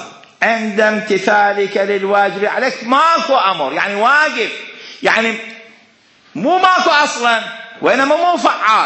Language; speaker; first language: Arabic; native; Arabic